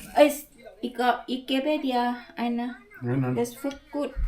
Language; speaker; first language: German; non-native, learner; Thai